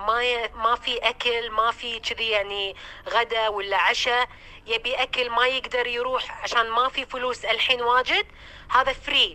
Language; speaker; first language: Arabic; non-native, learner; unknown